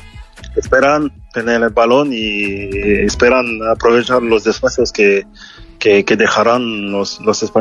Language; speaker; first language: Spanish; non-native, learner; French